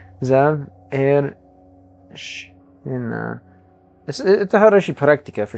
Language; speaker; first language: Russian; non-native, learner; English